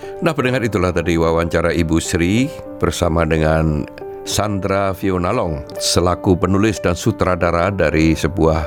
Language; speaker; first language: Indonesian; native; Indonesian